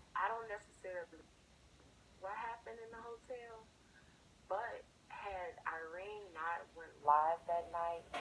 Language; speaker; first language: English; native; English